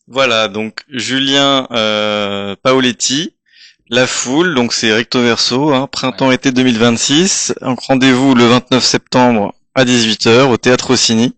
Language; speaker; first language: French; native; French